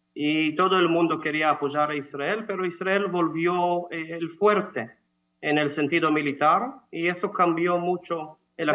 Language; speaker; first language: Spanish; non-native, fluent; Hebrew